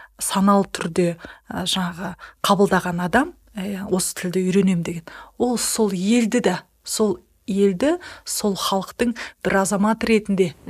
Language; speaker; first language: Kazakh; native; Kazakh